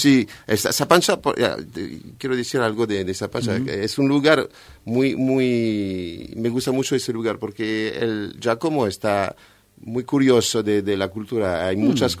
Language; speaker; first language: Spanish; non-native, fluent; French